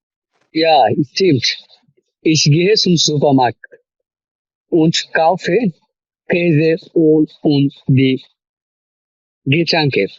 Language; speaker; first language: German; non-native, learner; Bangla